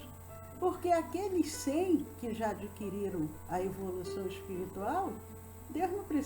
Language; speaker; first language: Portuguese; native; Portuguese